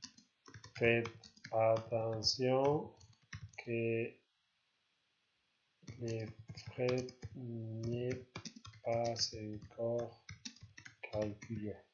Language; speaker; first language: French; non-native, learner; Spanish